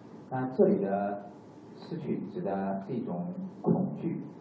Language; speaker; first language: Chinese; native; Chinese